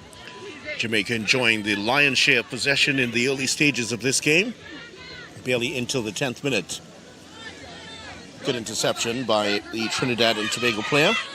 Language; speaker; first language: English; native; English